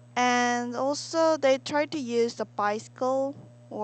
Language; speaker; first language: English; non-native, learner; Korean